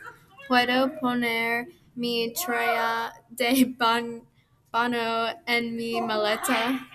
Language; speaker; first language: Spanish; non-native, learner; English